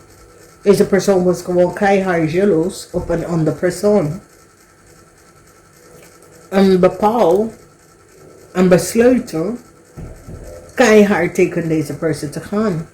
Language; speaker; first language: Dutch; non-native, learner; English